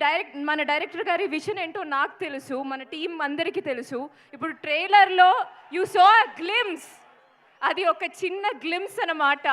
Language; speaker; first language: Telugu; non-native, fluent; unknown